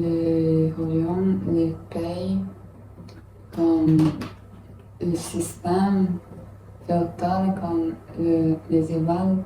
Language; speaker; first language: French; non-native, learner; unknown